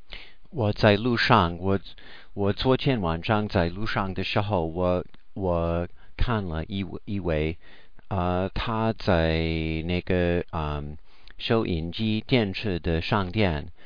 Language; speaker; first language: Chinese; non-native, learner; English